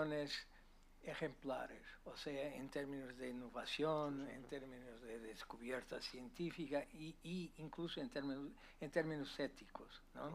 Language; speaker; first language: Spanish; non-native, fluent; Portuguese